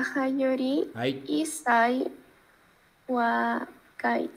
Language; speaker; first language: Japanese; non-native, learner; Spanish